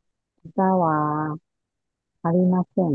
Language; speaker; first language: Japanese; non-native, learner; Chinese